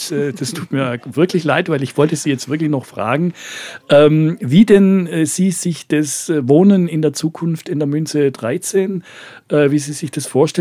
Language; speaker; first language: German; native; German